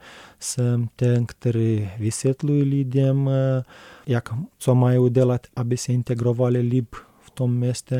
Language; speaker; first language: Czech; non-native, learner; Romanian